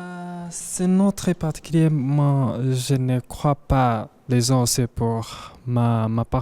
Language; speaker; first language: French; non-native, learner; Kinyarwanda